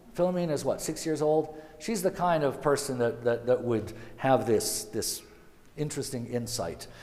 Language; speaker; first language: English; early bilingual, other home language; Ukrainian